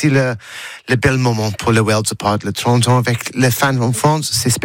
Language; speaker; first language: French; non-native, learner; English